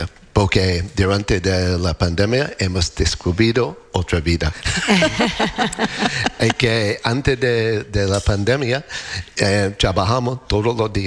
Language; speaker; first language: Spanish; non-native, learner; English